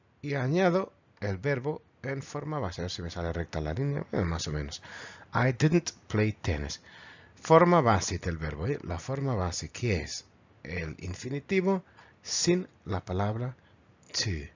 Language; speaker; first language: Spanish; native; Spanish